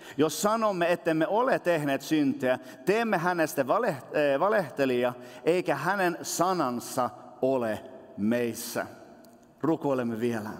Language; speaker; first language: Finnish; non-native, local second language; Swedish